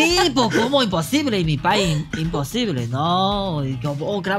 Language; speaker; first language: Spanish; non-native, learner; Chinese